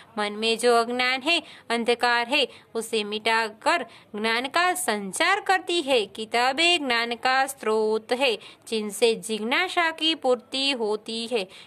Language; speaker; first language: Hindi; non-native, local second language; Gujarati